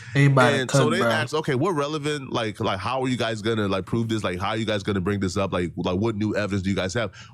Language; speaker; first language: English; native; English